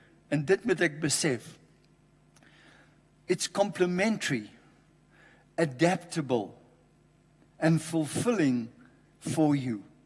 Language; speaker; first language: English; native; English